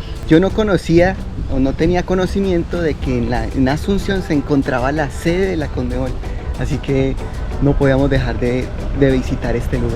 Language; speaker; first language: Spanish; native; Spanish